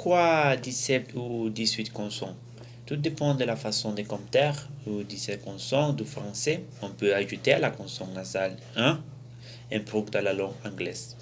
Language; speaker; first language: French; non-native, learner; Spanish